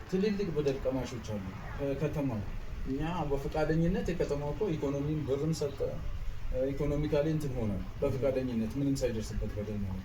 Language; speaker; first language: Amharic; non-native, local second language; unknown